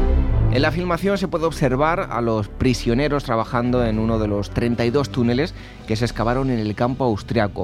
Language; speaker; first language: Spanish; native; Spanish